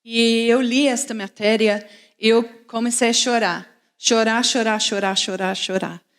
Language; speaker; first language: Portuguese; non-native, fluent; English